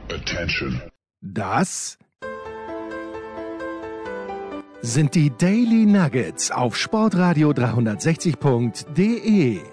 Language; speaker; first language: German; native; German